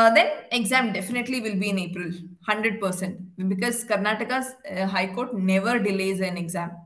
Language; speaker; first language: English; non-native, local second language; Kannada